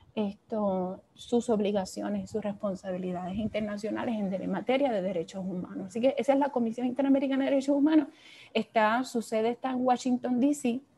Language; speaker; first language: Spanish; native; Spanish